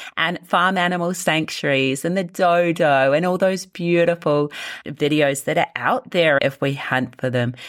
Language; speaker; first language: English; native; English